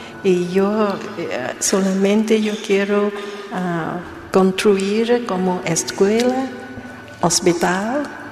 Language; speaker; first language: Spanish; non-native, learner; Vietnamese